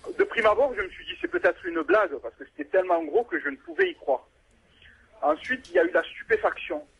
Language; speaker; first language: French; early bilingual, other home language; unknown